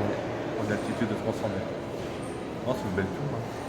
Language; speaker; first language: French; native; French